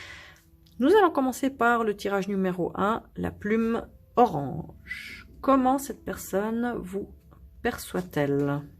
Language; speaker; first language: French; native; French